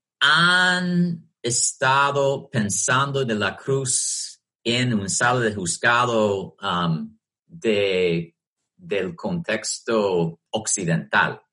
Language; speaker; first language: Spanish; non-native, fluent; English